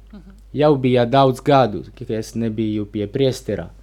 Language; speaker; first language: Latvian; non-native, learner; Italian